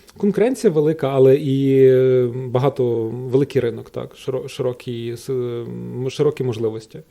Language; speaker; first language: Ukrainian; native; Ukrainian